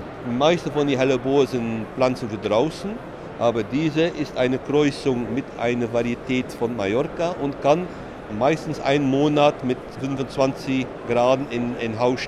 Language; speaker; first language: German; non-native, fluent; Dutch